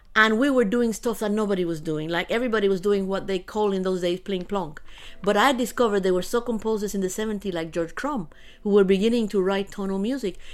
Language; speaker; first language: English; early bilingual, other home language; Spanish